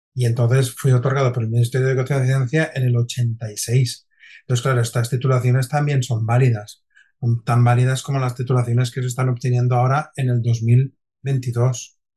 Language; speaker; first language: Spanish; non-native, local second language; Catalan